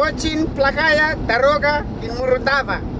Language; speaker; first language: Russian; non-native, learner; Malagasy